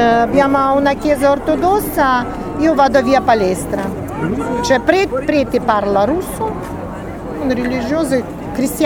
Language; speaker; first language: Italian; non-native, learner; Russian